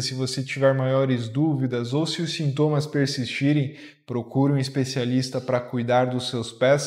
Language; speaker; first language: Portuguese; native; Portuguese